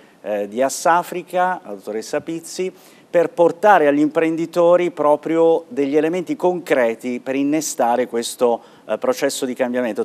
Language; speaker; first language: Italian; native; Italian